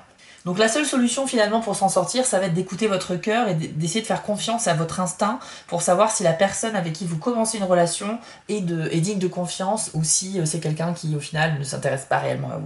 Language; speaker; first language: French; native; French